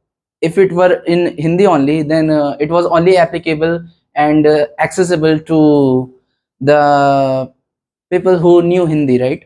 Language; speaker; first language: English; non-native, local second language; Hindi